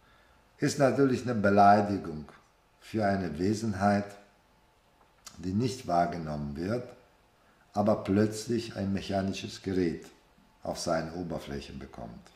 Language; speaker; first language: German; non-native, fluent; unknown